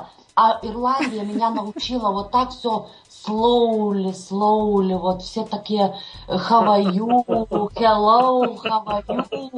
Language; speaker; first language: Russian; non-native, fluent; Lithuanian